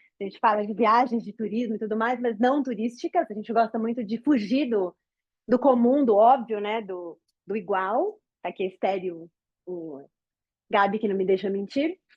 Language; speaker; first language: Portuguese; native; Portuguese